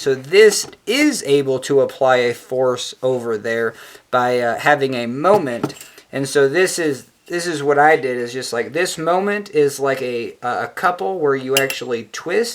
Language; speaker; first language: English; native; English